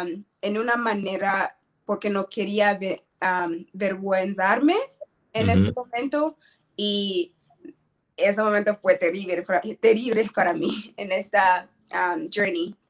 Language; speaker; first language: Spanish; non-native, learner; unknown